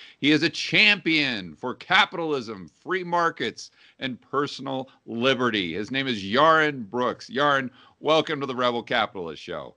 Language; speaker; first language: English; native; English